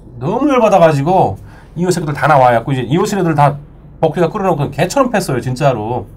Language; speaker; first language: Korean; native; Korean